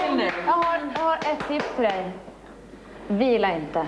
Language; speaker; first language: Swedish; native; Swedish